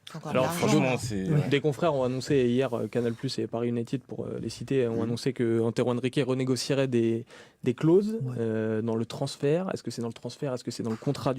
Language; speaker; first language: French; native; French